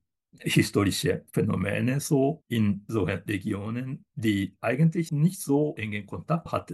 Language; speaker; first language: German; non-native, fluent; Japanese